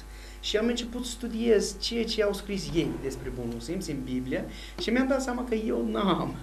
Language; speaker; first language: Romanian; non-native, fluent; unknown